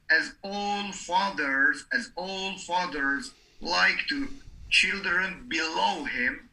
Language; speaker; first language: English; non-native, learner; Persian